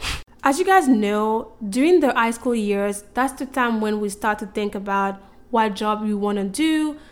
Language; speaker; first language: English; non-native, fluent; French